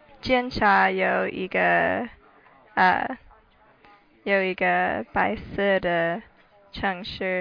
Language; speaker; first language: Chinese; non-native, learner; English